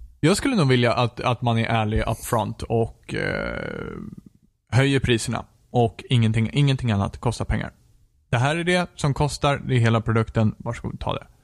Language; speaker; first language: Swedish; native; Swedish